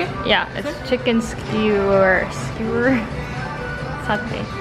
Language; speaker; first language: English; non-native, fluent; Indonesian